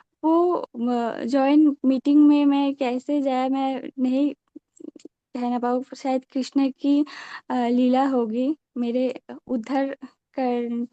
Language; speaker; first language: Hindi; non-native, local second language; Bangla